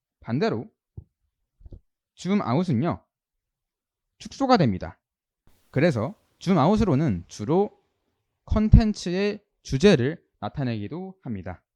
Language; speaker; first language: Korean; native; Korean